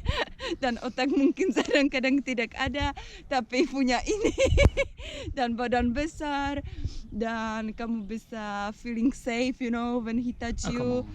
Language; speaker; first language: Indonesian; non-native, learner; Czech